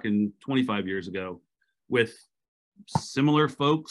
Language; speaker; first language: English; native; English